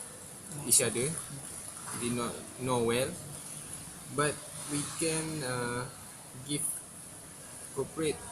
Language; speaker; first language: English; non-native, local second language; Malay